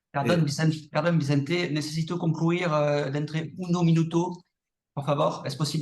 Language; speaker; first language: Spanish; non-native, fluent; French